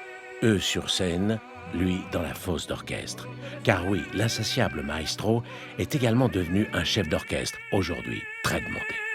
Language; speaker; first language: French; native; French